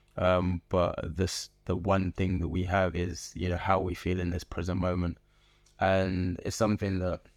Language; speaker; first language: English; native; English